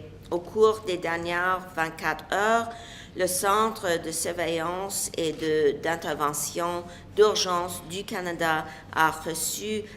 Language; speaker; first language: French; non-native, local second language; English